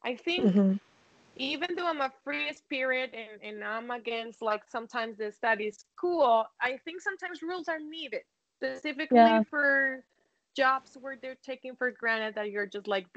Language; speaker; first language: English; non-native, fluent; Spanish